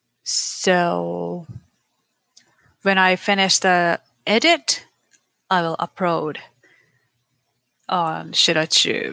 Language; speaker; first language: English; non-native, learner; Japanese